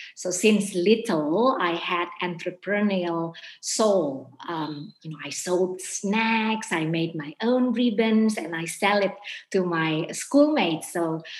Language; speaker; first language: English; non-native, fluent; Indonesian